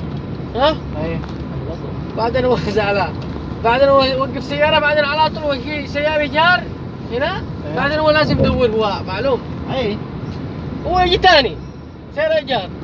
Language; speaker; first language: Arabic; non-native, learner; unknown